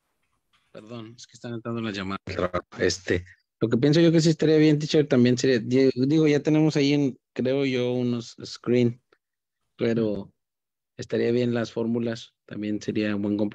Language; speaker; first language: Spanish; native; Spanish